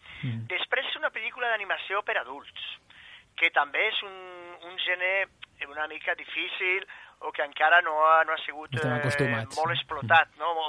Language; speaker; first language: Catalan; non-native, fluent; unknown